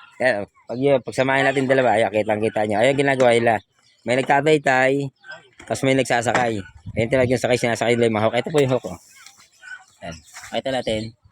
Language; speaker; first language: Filipino; native; Filipino